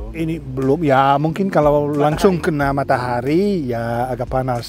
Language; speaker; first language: Indonesian; non-native, fluent; Dutch